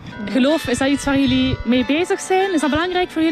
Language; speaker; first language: Dutch; native; Dutch